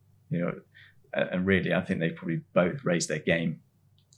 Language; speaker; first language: English; native; English